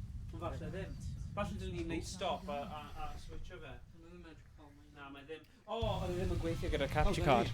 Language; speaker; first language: Welsh; native; Welsh